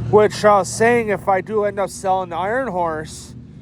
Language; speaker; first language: English; native; English